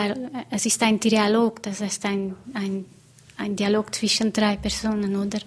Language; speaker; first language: German; non-native, fluent; Portuguese